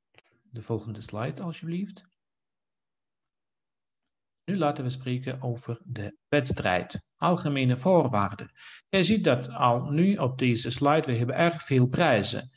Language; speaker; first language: Dutch; non-native, fluent; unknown